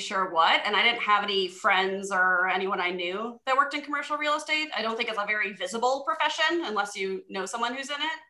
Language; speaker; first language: English; native; English